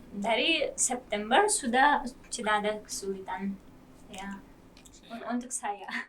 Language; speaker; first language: Indonesian; non-native, learner; Kazakh